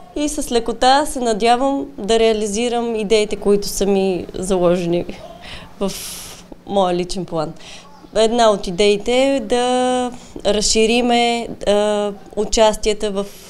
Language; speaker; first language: Bulgarian; native; Bulgarian